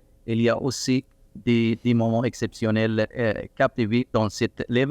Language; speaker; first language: French; non-native, learner; Arabic